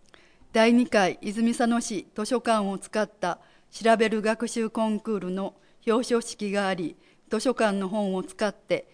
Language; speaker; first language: Japanese; native; Japanese